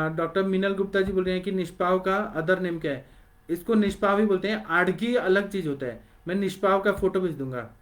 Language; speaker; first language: Hindi; non-native, local second language; Marathi